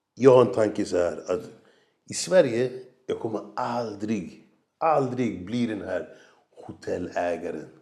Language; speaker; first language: Swedish; native; Swedish